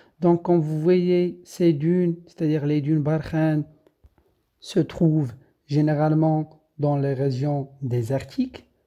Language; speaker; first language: French; non-native, local second language; Arabic